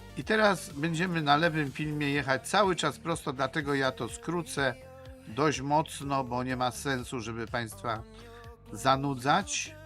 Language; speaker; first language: Polish; native; Polish